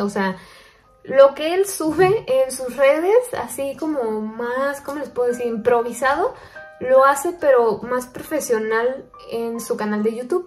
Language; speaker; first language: Spanish; native; Spanish